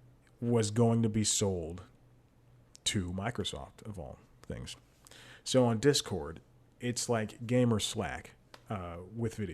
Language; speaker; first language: English; native; English